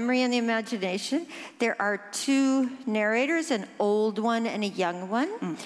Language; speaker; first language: English; early bilingual, other home language; Norwegian